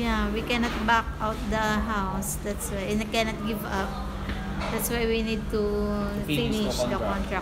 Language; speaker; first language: English; non-native, local second language; Filipino